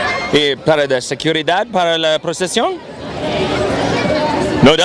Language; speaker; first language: Spanish; non-native, learner; English